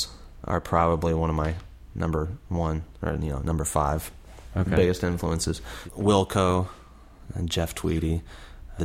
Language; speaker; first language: English; native; English